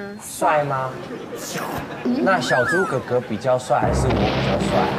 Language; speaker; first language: Chinese; native; Chinese